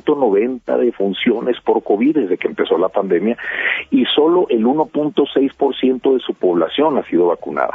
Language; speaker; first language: Spanish; native; Spanish